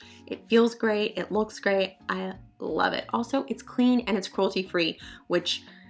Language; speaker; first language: English; native; English